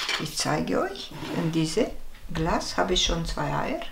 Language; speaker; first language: German; non-native, fluent; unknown